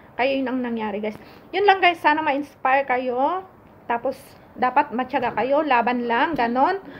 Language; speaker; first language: Filipino; native; Filipino